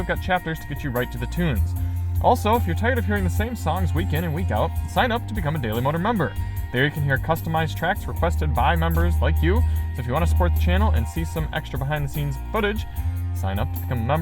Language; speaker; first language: English; native; English